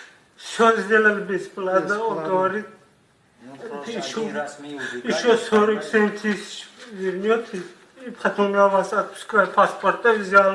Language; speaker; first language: Russian; non-native, learner; Tajik